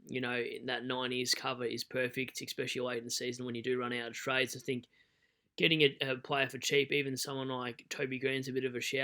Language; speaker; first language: English; native; English